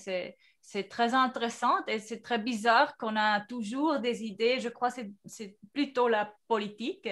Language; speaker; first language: French; non-native, fluent; Spanish